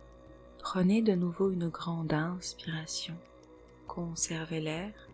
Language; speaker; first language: French; native; French